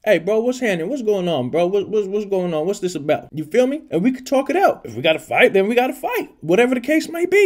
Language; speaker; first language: English; native; English